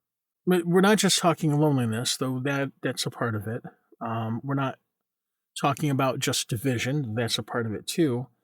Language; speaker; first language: English; native; English